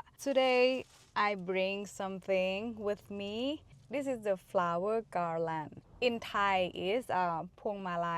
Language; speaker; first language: English; non-native, learner; Thai